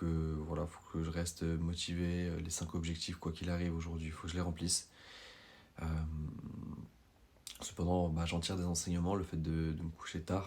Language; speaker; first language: French; native; French